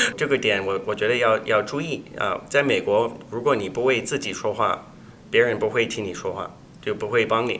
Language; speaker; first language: Chinese; non-native, fluent; English